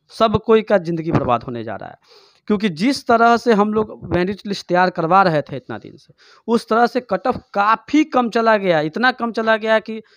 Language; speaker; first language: Hindi; native; Hindi